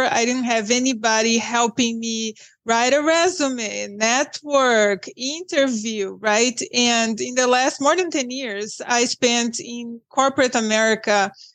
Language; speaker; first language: English; non-native, fluent; Portuguese